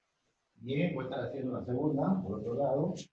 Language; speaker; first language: Spanish; native; Spanish